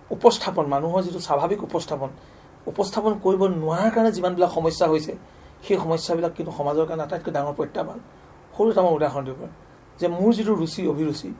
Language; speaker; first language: Assamese; native; Assamese